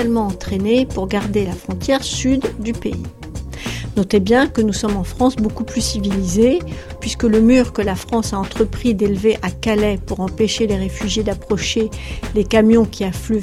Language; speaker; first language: French; native; French